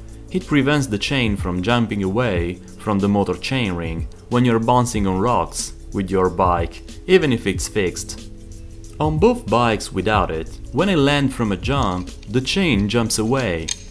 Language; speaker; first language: English; non-native, fluent; Italian